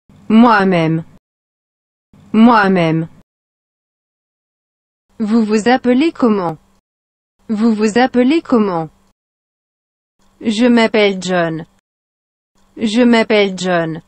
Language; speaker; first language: French; non-native, fluent; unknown